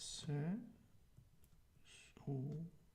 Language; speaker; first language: Spanish; non-native, learner; English